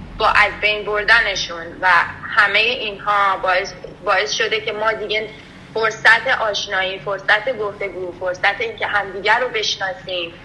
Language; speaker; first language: Persian; native; Persian